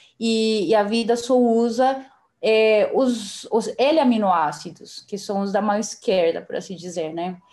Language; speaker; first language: Portuguese; non-native, fluent; Spanish